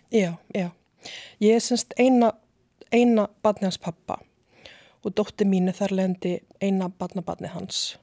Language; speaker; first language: Icelandic; native; Icelandic